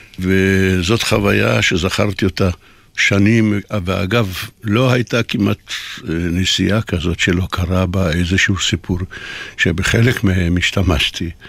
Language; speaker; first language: Hebrew; non-native, fluent; Polish